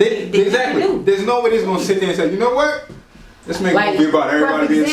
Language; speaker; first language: English; native; English